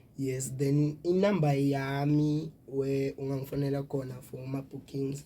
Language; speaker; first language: Zulu; native; Zulu